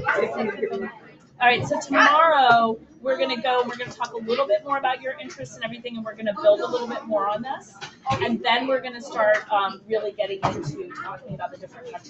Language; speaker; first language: English; native; English